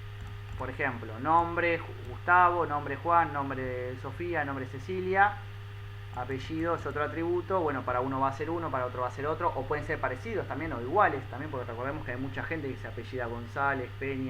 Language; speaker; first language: Spanish; native; Spanish